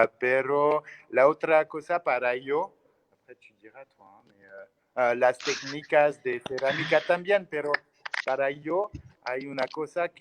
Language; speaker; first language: Spanish; non-native, learner; French